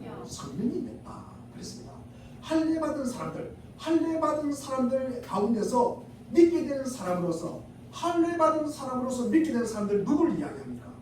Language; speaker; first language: Korean; native; Korean